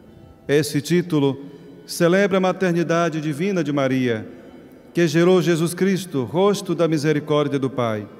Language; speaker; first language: Portuguese; native; Portuguese